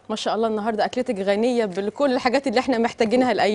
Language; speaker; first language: Arabic; native; Arabic